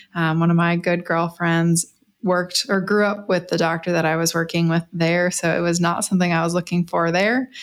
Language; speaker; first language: English; native; English